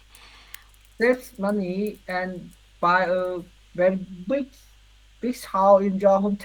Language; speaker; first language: English; non-native, learner; Vietnamese